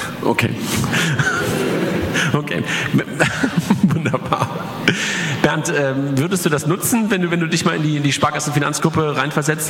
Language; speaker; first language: German; native; German